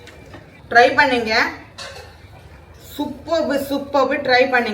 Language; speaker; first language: Tamil; non-native, learner; Malayalam